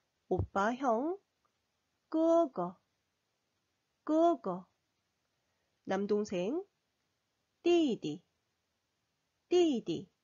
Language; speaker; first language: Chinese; non-native, fluent; Korean